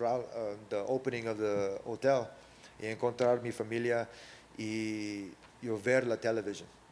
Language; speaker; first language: Spanish; early bilingual, heritage; English